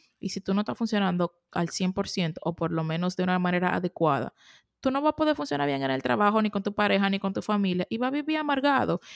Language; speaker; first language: Spanish; native; Spanish